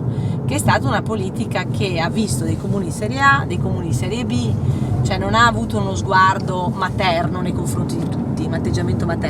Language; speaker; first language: Italian; native; Italian